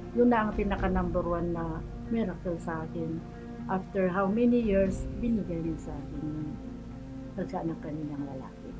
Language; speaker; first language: Filipino; non-native, local second language; Iloko